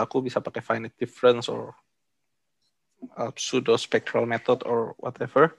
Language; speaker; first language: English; non-native, fluent; Indonesian